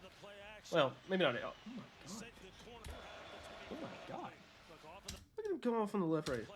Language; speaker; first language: English; native; English